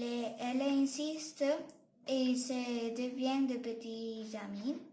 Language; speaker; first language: French; non-native, learner; Catalan